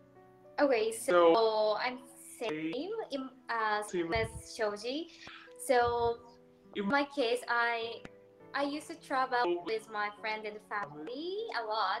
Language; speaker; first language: English; non-native, learner; Japanese